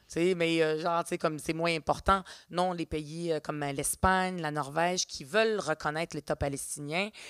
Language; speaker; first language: French; early bilingual, other home language; Arabic